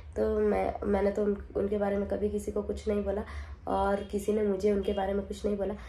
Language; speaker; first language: Hindi; non-native, local second language; Marwari